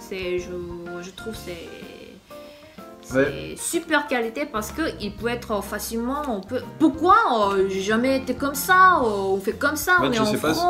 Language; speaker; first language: French; non-native, fluent; Korean